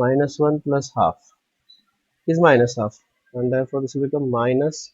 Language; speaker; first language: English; non-native, local second language; Hindi